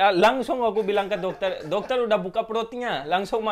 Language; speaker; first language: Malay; non-native, fluent; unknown